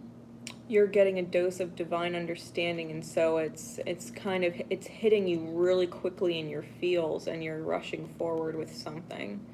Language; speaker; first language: English; native; English